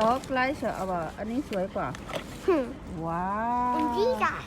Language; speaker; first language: German; non-native, learner; Thai